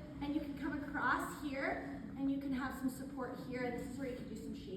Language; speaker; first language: English; native; English